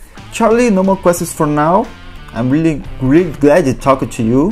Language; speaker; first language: English; non-native, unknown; Portuguese